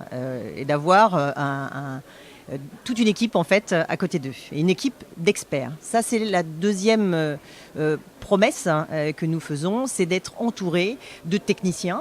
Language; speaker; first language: French; native; French